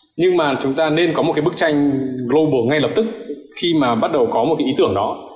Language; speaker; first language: Vietnamese; early bilingual, heritage; Vietnamese